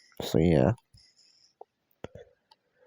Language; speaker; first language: English; native; English